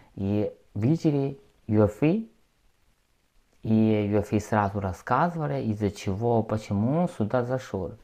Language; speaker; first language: Russian; non-native, learner; Chinese